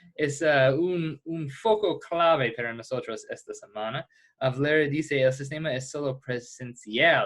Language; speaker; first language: Spanish; non-native, fluent; English